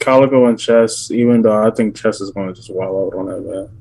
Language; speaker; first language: English; native; English